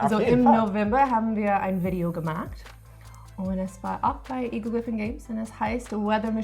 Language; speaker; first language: German; non-native, learner; English